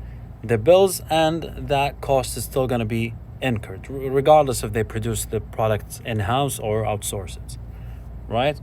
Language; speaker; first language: English; non-native, fluent; Arabic